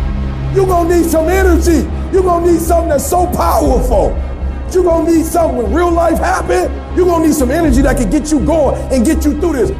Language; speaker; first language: English; native; English